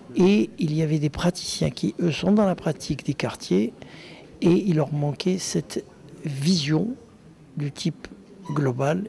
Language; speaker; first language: French; non-native, local second language; Arabic